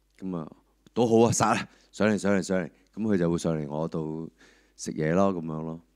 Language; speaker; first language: Cantonese; native; Cantonese